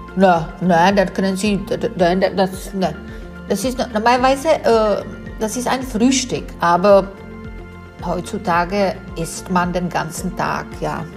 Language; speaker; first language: German; non-native, fluent; Czech